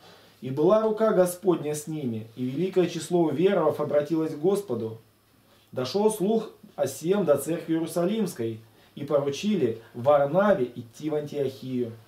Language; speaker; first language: Russian; native; Russian